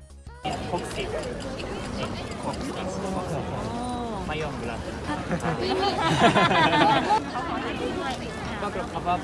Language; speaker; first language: Thai; non-native, fluent; Japanese